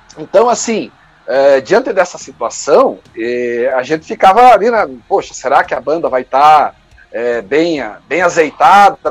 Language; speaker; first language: Portuguese; native; Portuguese